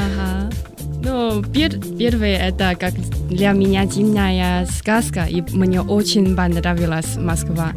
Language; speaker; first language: Russian; non-native, learner; Chinese